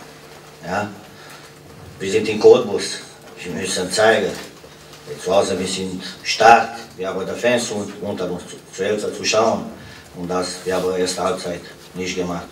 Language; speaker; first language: German; non-native, fluent; Romanian